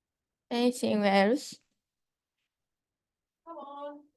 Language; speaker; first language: English; non-native, fluent; Japanese